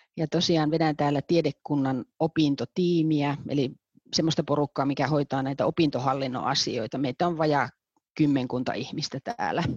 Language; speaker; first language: Finnish; native; Finnish